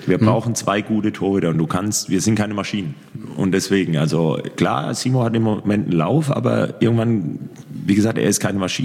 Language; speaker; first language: German; native; German